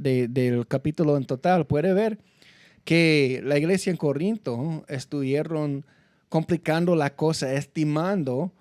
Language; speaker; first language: Spanish; non-native, fluent; English